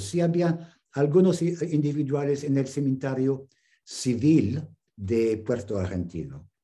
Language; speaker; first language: Spanish; non-native, fluent; English